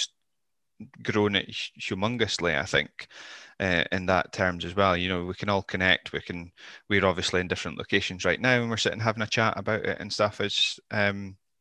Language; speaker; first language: English; native; English